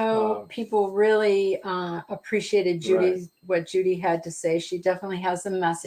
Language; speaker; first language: English; native; English